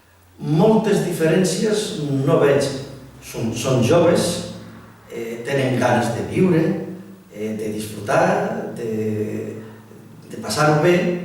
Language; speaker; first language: Catalan; non-native, local second language; Spanish